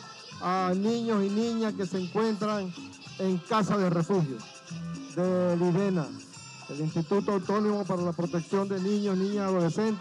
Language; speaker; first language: Spanish; native; Spanish